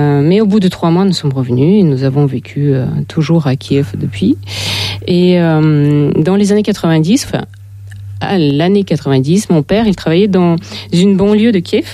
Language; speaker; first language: French; non-native, fluent; Russian